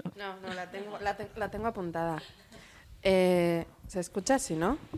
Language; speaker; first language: Spanish; native; Spanish